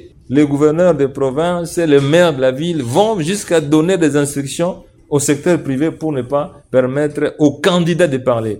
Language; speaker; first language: French; non-native, local second language; Swahili